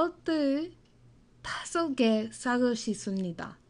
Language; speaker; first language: Korean; non-native, learner; English